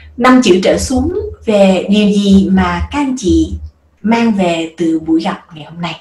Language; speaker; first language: Vietnamese; native; Vietnamese